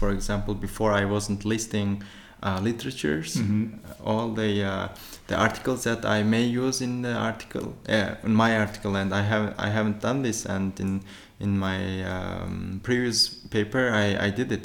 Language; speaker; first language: English; non-native, fluent; Turkmen